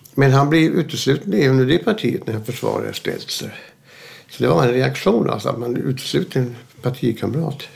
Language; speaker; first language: Swedish; early bilingual, other home language; German